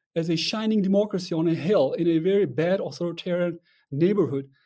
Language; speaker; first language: English; non-native, fluent; Russian